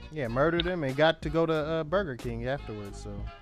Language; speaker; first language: English; native; English